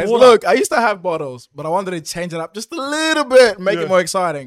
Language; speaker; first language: English; early bilingual, other home language; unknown